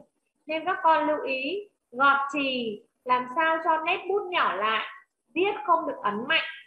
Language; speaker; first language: Vietnamese; native; Vietnamese